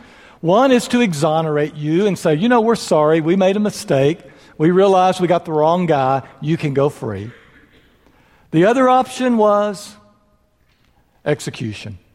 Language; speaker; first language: English; native; English